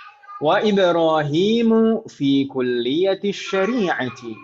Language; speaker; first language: Arabic; non-native, fluent; Indonesian